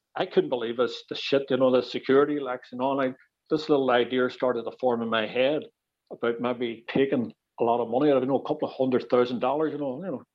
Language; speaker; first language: English; native; English